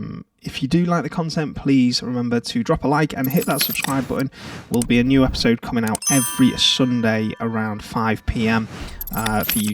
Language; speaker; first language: English; native; English